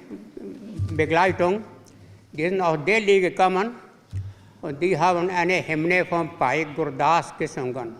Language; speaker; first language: German; non-native, fluent; Punjabi